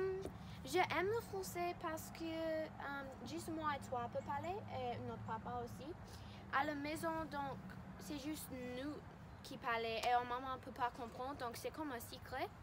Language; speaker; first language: French; non-native, learner; English